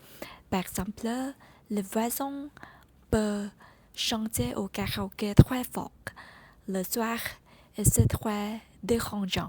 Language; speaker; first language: French; non-native, learner; Vietnamese